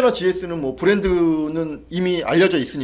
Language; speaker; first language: Korean; native; Korean